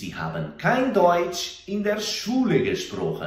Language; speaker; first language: German; non-native, fluent; Portuguese